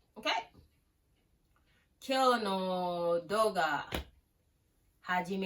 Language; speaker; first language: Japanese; non-native, learner; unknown